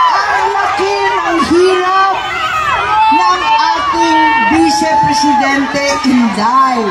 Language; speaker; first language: Filipino; non-native, local second language; Cebuano